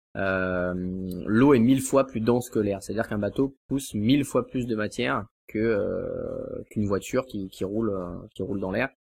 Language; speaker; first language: French; native; French